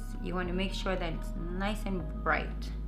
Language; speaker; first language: English; native; English